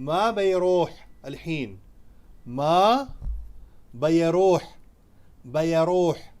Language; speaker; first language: Arabic; non-native, fluent; Urdu